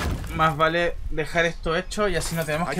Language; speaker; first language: Spanish; native; Spanish